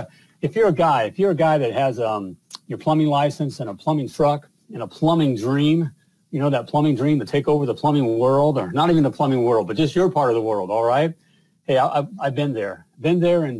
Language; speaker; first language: English; native; English